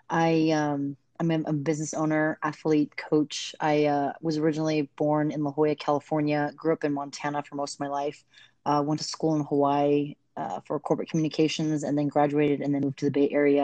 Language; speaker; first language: English; native; English